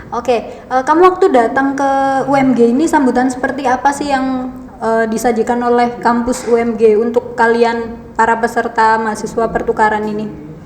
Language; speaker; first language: Indonesian; native; Indonesian